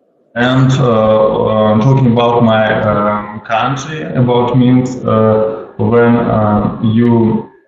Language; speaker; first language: English; non-native, learner; Russian